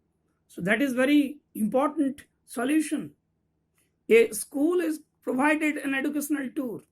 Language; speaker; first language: English; non-native, local second language; Bangla